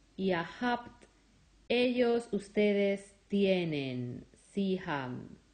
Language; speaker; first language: German; non-native, fluent; Spanish